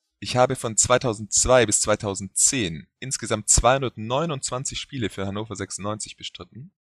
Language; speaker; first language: German; native; German